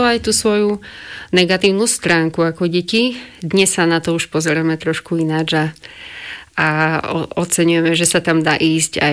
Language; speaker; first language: Slovak; non-native, local second language; Rusyn